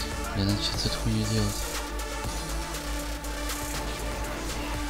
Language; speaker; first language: Russian; native; Russian